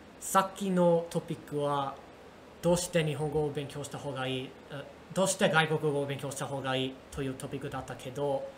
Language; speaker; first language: Japanese; non-native, learner; English